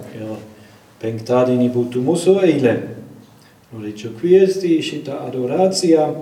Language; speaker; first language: Lithuanian; non-native, fluent; German